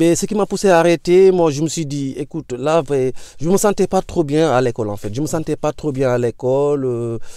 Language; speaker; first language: French; non-native, local second language; Wolof